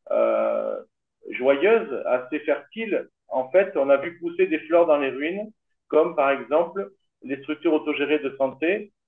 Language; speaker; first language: French; native; French